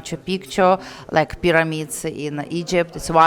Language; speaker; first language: English; non-native, learner; Russian